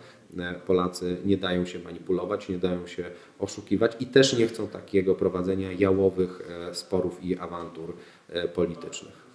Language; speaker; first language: Polish; native; Polish